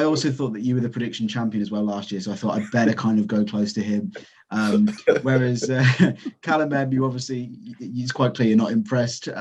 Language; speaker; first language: English; native; English